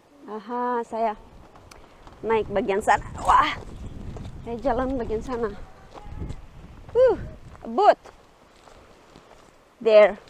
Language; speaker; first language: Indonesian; non-native, learner; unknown